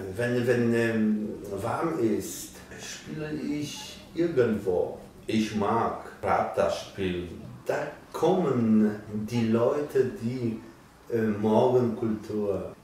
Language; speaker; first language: German; non-native, learner; Polish